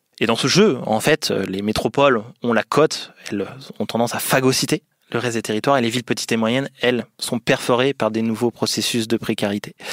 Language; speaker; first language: French; native; French